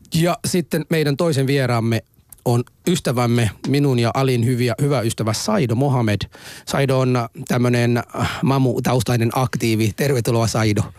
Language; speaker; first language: Finnish; non-native, fluent; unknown